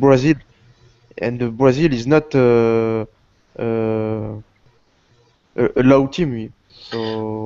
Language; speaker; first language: English; non-native, learner; Portuguese